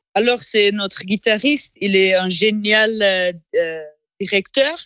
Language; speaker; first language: French; non-native, local second language; German